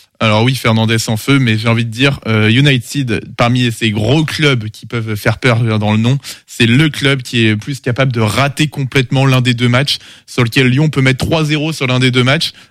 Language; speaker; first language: French; native; French